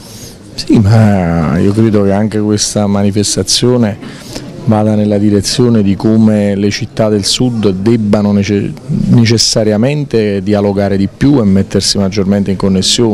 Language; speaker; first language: Italian; native; Italian